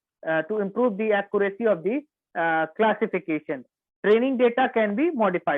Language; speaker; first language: English; non-native, local second language; Hindi